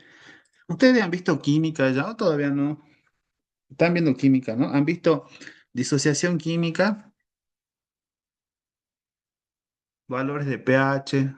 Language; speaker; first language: Spanish; native; Spanish